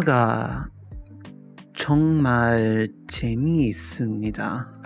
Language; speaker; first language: Korean; non-native, learner; English